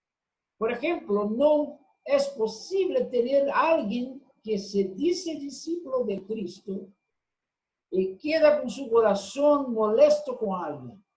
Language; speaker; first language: Spanish; non-native, fluent; Portuguese